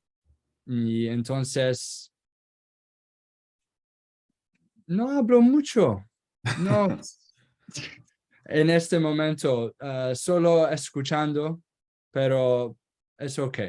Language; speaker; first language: Spanish; non-native, learner; Kurdish